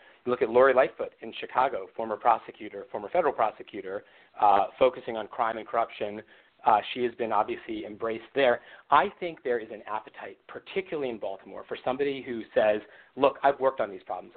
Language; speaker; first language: English; native; English